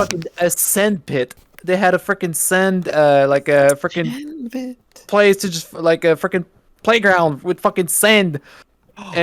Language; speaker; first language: English; native; English